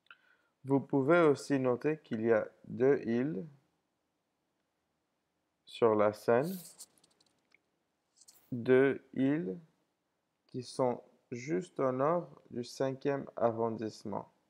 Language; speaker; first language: French; non-native, fluent; English